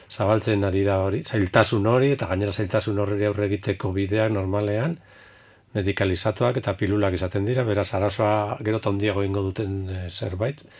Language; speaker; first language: Basque; native; Basque